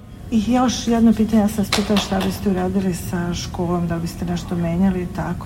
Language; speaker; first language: Serbian; native; Serbian